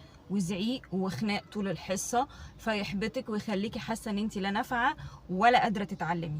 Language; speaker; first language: Arabic; native; Arabic